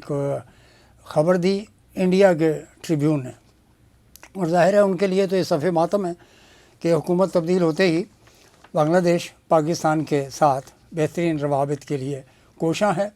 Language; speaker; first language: Urdu; native; Urdu